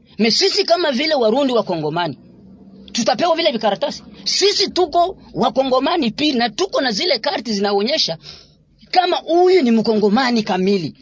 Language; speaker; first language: Swahili; non-native, local second language; Rundi